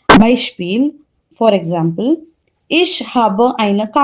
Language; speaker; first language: German; non-native, fluent; Hindi